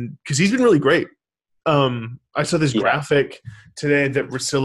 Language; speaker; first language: English; native; English